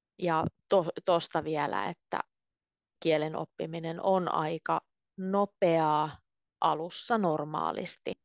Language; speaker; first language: Finnish; native; Finnish